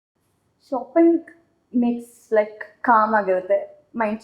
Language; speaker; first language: Kannada; native; Kannada